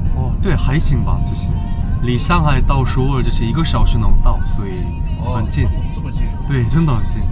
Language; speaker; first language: Chinese; non-native, learner; Korean